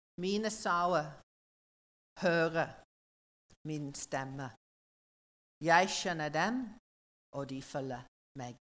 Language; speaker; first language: Norwegian; non-native, learner; English